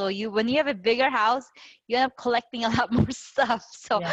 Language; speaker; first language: English; non-native, local second language; Filipino